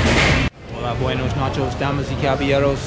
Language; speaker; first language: Spanish; non-native, learner; English